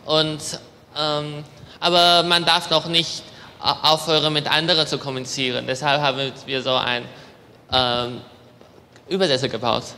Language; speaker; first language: German; non-native, learner; Chinese